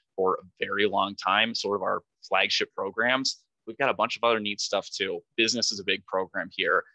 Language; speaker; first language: English; native; English